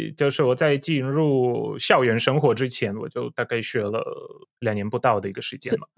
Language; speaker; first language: Chinese; non-native, fluent; Polish